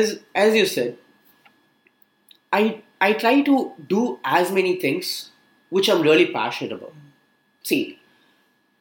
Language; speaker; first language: English; non-native, local second language; Tamil